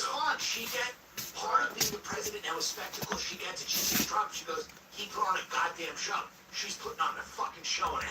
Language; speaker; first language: English; native; English